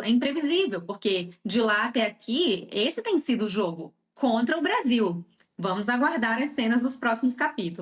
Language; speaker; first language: Portuguese; native; Portuguese